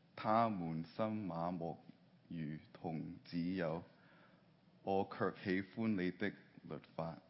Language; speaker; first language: Cantonese; early bilingual, heritage; Cantonese